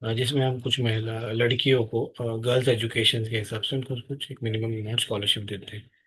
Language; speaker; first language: Hindi; non-native, local second language; Marathi